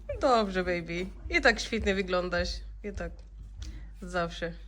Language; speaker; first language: Polish; non-native, learner; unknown